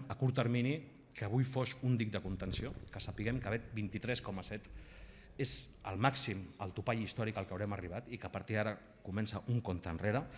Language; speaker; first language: Catalan; non-native, local second language; Spanish